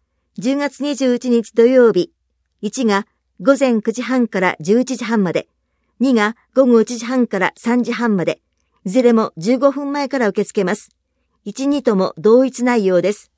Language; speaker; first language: Japanese; native; Japanese